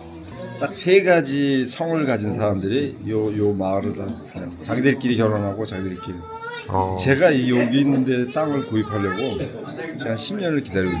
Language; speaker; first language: Korean; early bilingual, heritage; Korean